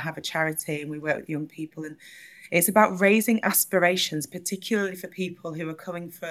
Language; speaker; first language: English; native; English